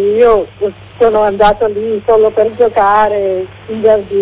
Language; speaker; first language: Italian; early bilingual, heritage; English